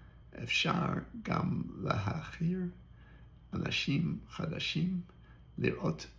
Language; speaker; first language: Hebrew; non-native, learner; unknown